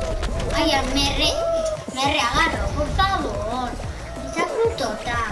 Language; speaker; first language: Spanish; native; Spanish